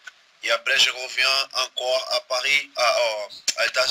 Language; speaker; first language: French; non-native, learner; Portuguese